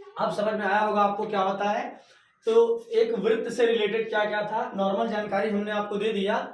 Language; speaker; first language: Hindi; native; Hindi